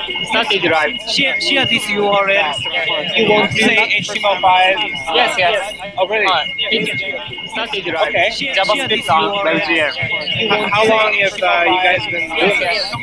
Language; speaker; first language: English; non-native, learner; Japanese